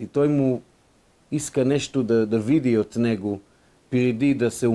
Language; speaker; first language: Bulgarian; non-native, fluent; Hebrew